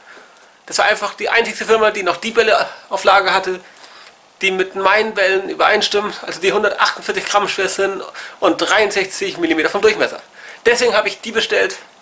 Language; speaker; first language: German; native; German